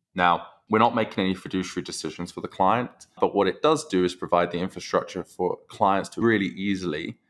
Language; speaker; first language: English; native; English